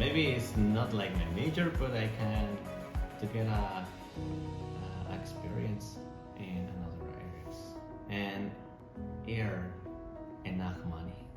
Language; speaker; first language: English; non-native, learner; Spanish